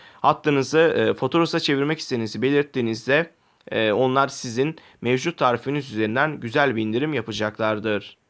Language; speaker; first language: Turkish; native; Turkish